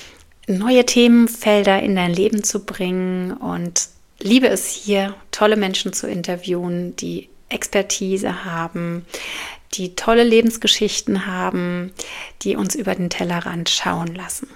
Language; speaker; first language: German; native; German